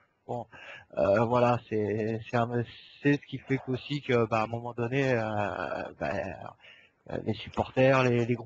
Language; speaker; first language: French; native; French